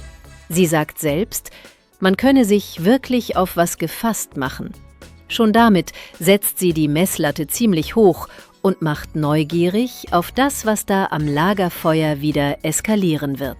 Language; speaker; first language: German; native; German